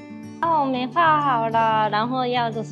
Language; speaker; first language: Chinese; non-native, fluent; Japanese